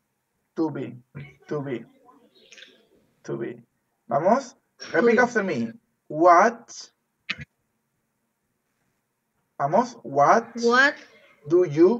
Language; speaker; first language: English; non-native, fluent; Spanish